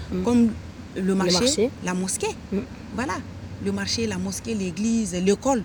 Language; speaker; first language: French; non-native, local second language; Hausa